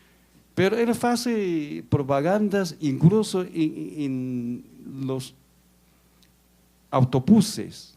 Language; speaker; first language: Portuguese; non-native, learner; Chinese